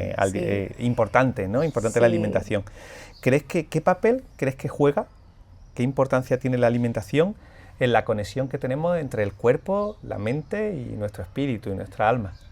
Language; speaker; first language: Spanish; native; Spanish